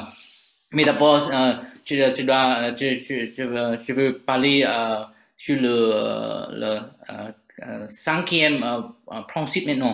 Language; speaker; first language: French; non-native, learner; Vietnamese